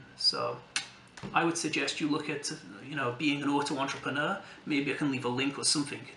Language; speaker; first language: English; native; English